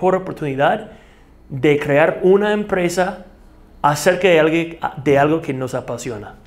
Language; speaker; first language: Spanish; non-native, fluent; English